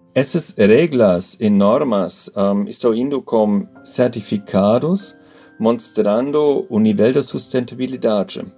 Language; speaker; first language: Portuguese; non-native, learner; German